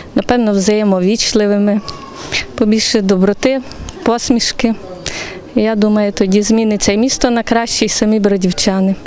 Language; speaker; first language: Ukrainian; native; Ukrainian